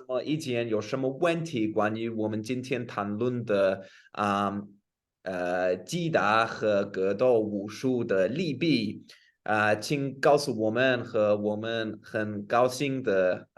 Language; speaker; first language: Chinese; non-native, fluent; English